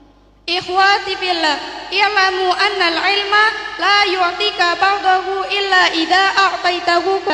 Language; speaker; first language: Arabic; non-native, learner; Indonesian